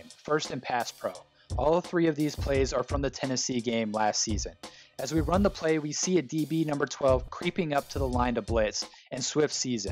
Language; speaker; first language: English; native; English